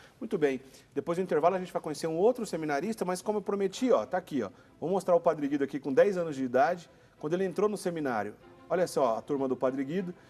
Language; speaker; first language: Portuguese; native; Portuguese